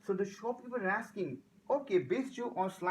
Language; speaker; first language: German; non-native, learner; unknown